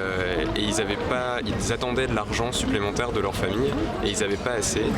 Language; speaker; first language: French; native; French